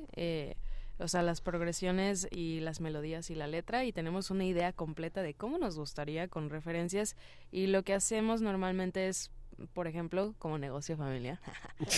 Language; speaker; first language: Spanish; native; Spanish